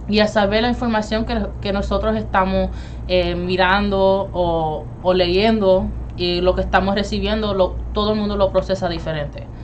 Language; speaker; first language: Spanish; early bilingual, heritage; Spanish